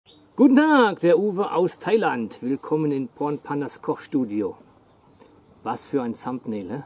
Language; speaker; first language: German; native; German